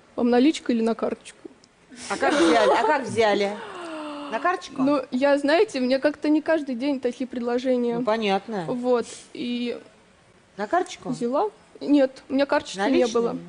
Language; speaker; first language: Russian; native; Russian